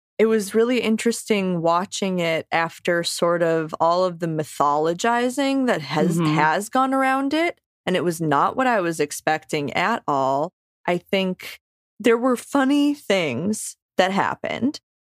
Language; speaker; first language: English; native; English